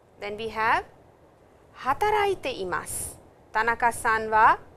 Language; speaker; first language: Japanese; non-native, fluent; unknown